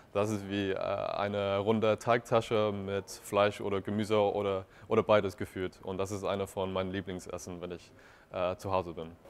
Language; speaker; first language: German; non-native, fluent; English